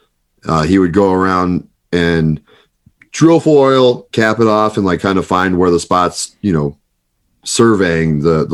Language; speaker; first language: English; native; English